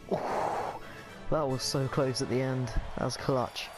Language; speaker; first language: English; native; English